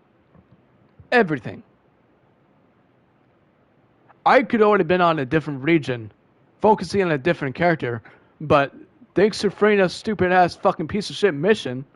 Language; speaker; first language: English; native; English